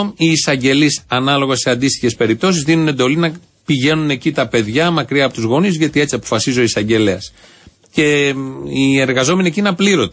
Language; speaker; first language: Greek; native; Greek